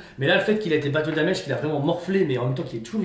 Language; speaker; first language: French; native; French